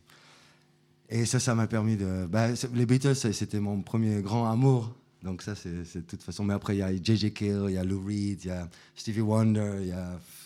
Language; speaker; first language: French; non-native, fluent; Dutch